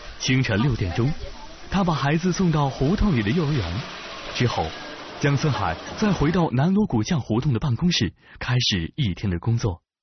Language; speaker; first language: Chinese; native; Chinese